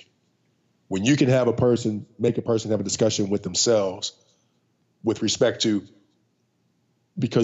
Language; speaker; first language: English; native; English